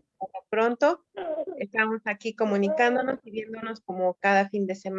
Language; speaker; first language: Spanish; native; Spanish